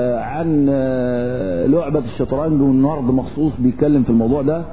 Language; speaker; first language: Arabic; native; Arabic